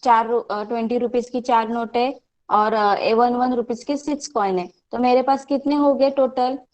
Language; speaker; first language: Hindi; non-native, local second language; Marathi